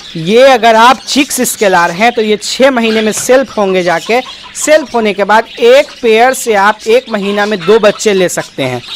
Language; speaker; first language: Hindi; native; Hindi